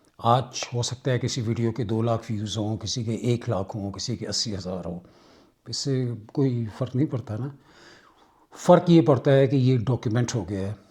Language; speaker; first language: Urdu; native; Urdu